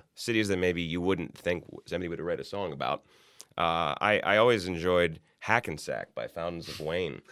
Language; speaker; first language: English; native; English